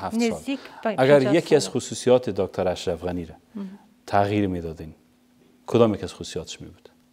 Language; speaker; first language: Persian; native; Persian